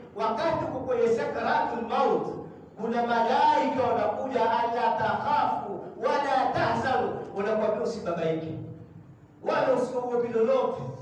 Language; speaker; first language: Swahili; native; Swahili